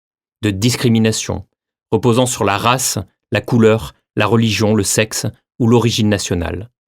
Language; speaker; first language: French; native; French